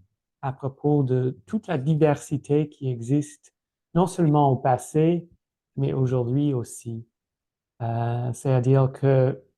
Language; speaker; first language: French; non-native, fluent; English